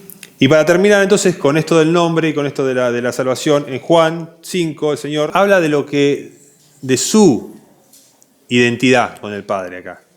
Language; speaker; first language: Spanish; native; Spanish